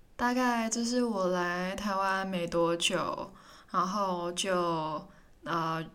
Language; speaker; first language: Chinese; non-native, local second language; Cantonese